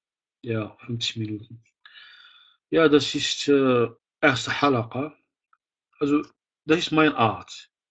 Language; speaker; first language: German; non-native, fluent; Arabic